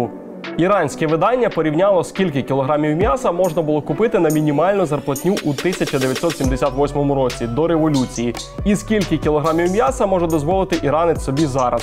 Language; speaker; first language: Ukrainian; native; Ukrainian